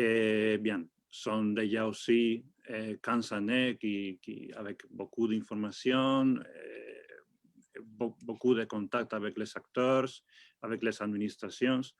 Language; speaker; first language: French; non-native, fluent; Spanish